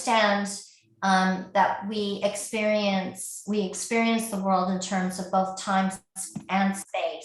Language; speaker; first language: English; native; English